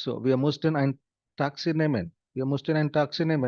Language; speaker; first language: German; non-native, fluent; Hindi